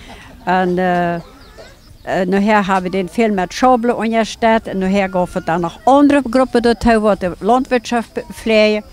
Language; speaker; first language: German; non-native, local second language; Plautdietsch